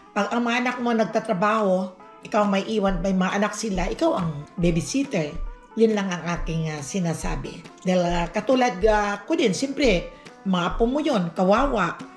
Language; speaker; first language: Filipino; native; Filipino